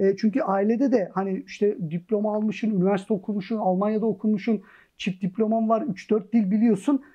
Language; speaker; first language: Turkish; early bilingual, heritage; Turkish